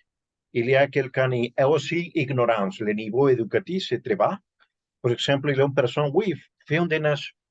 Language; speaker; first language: French; non-native, learner; Spanish